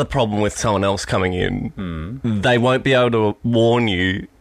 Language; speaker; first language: English; native; English